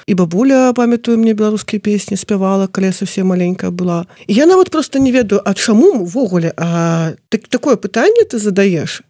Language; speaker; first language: Belarusian; native; Belarusian